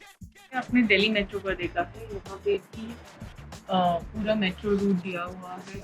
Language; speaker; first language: Hindi; native; Hindi